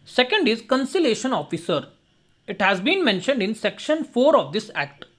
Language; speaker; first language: English; non-native, local second language; Kannada